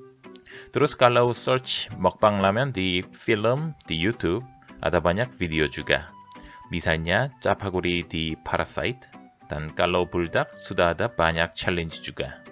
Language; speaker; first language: Indonesian; non-native, fluent; Korean